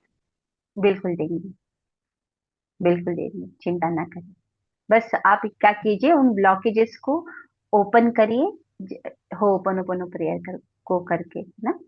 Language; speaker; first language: Hindi; native; Hindi